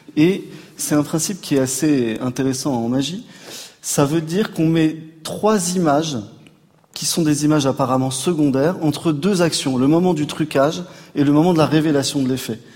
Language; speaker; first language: French; native; French